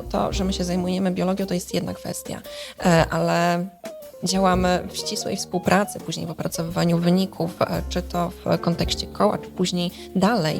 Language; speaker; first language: Polish; native; Polish